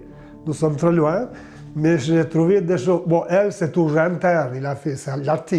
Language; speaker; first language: French; non-native, learner; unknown